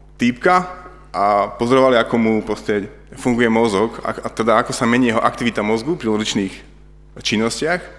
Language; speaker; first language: Slovak; native; Slovak